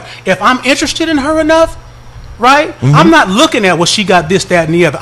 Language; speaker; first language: English; native; English